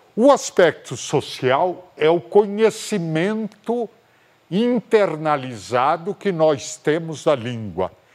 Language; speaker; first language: Portuguese; native; Portuguese